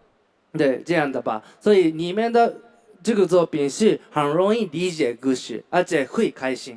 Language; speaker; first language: Chinese; non-native, learner; Japanese